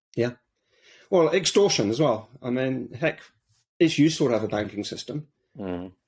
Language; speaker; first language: English; native; English